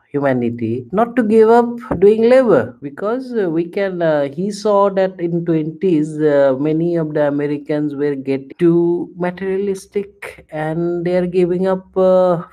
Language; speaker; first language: English; non-native, local second language; Assamese